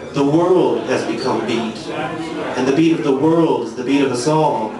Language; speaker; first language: English; native; English